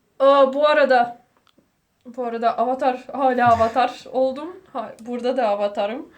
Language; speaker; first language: Turkish; non-native, fluent; Russian